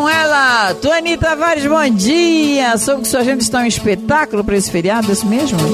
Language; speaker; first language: Portuguese; native; Portuguese